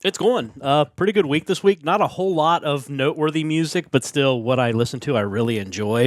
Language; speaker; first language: English; native; English